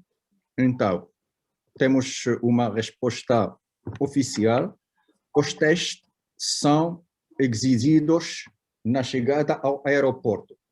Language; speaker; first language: Portuguese; non-native, fluent; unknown